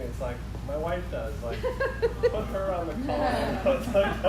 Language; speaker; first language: English; native; English